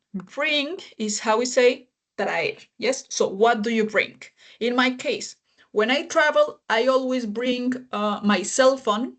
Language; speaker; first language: English; non-native, fluent; Spanish